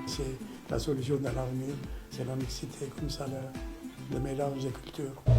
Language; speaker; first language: French; non-native, fluent; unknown